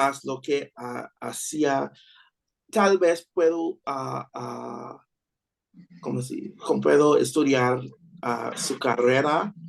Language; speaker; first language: Spanish; non-native, learner; English